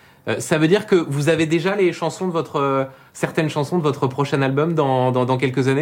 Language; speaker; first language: French; native; French